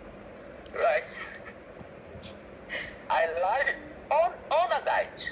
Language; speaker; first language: English; non-native, learner; Portuguese